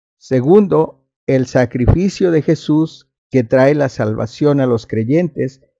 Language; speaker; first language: Spanish; non-native, fluent; English